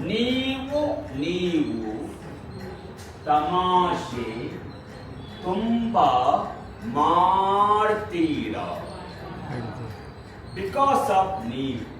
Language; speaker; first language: Kannada; non-native, learner; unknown